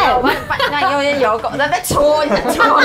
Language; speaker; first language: Chinese; native; Chinese